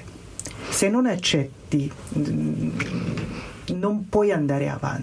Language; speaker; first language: Italian; non-native, learner; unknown